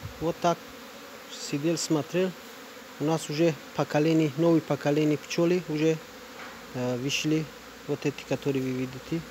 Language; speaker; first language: Russian; non-native, learner; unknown